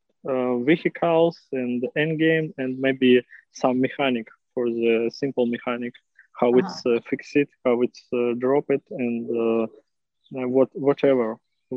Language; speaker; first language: English; non-native, learner; Russian